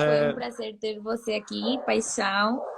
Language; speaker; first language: Portuguese; non-native, fluent; Spanish